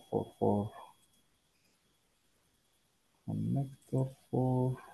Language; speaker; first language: English; non-native, learner; Spanish